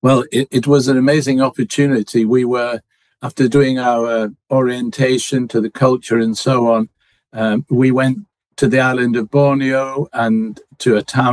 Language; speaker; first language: English; native; English